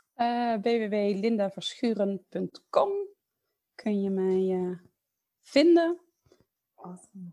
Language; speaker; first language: Dutch; native; Dutch